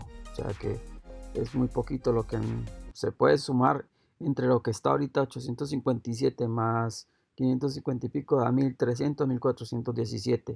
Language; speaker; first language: Spanish; native; Spanish